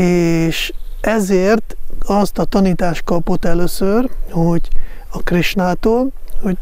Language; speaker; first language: Hungarian; non-native, fluent; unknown